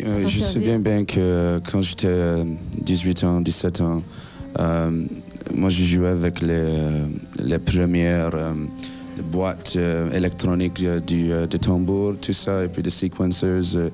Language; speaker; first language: French; non-native, learner; English